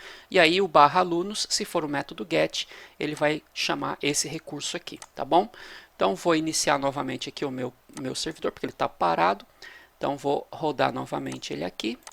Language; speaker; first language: Portuguese; native; Portuguese